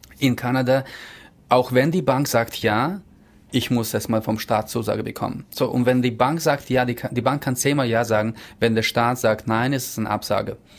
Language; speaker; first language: German; early bilingual, heritage; German